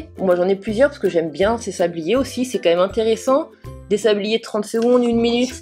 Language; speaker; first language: French; native; French